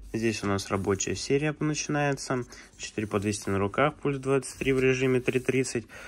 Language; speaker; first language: Russian; native; Russian